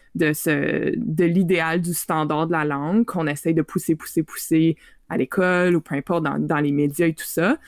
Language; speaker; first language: French; native; French